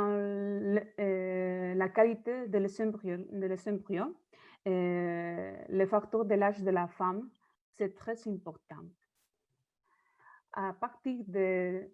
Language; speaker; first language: French; non-native, fluent; Spanish